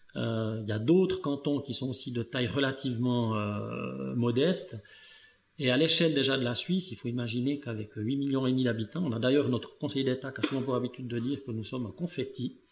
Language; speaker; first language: French; native; French